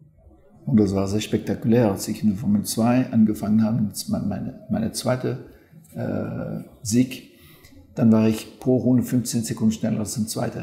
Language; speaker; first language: German; non-native, fluent; French